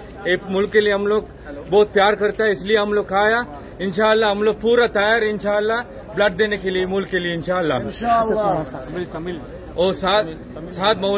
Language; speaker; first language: Hindi; non-native, learner; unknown